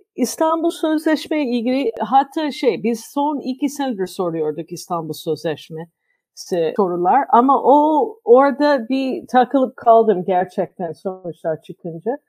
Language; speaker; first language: Turkish; non-native, fluent; English